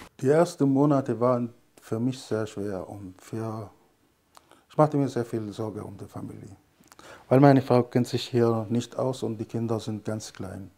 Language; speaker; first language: German; non-native, fluent; Arabic